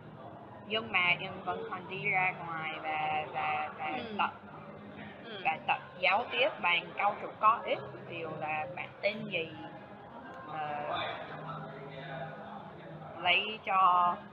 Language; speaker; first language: Vietnamese; non-native, fluent; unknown